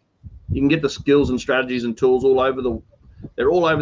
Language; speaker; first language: English; native; English